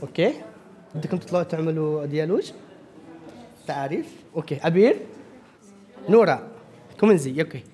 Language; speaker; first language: German; non-native, learner; Arabic